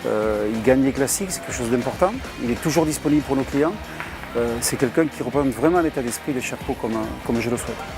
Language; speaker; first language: French; native; French